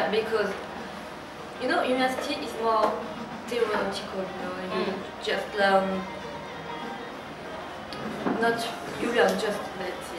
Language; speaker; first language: English; non-native, learner; French